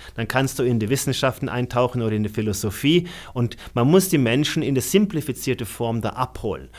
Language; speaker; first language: German; non-native, fluent; Norwegian